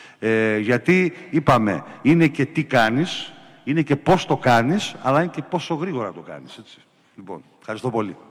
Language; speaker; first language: Greek; native; Greek